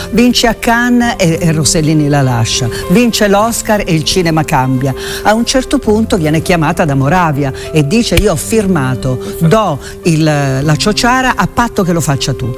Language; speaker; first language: Italian; native; Italian